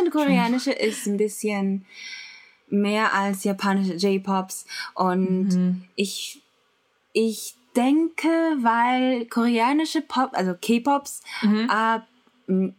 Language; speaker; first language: German; non-native, learner; Japanese